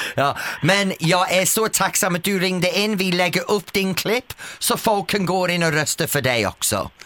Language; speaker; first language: Swedish; non-native, fluent; English